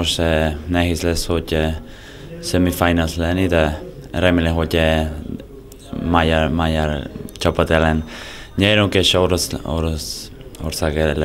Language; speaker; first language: Hungarian; non-native, learner; Spanish